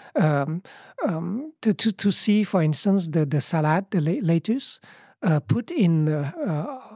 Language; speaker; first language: English; early bilingual, other home language; Vietnamese